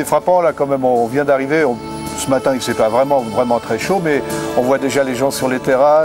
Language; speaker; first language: French; native; French